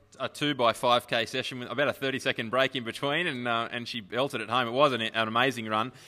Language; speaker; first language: English; native; English